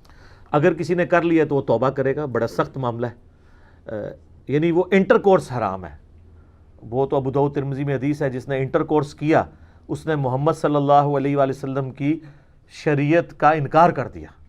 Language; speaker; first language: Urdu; non-native, local second language; Punjabi